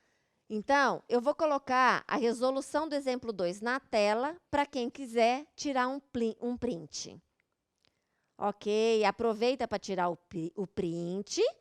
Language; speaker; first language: Portuguese; native; Portuguese